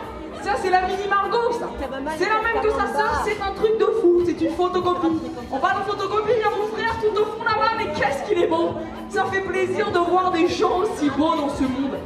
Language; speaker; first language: French; native; French